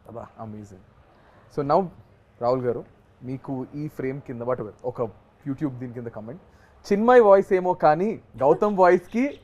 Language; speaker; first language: Telugu; native; Telugu